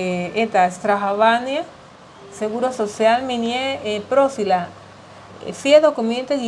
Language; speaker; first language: Russian; non-native, learner; Spanish